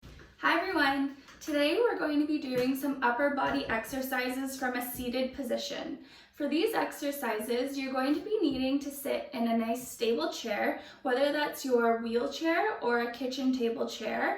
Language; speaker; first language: English; native; English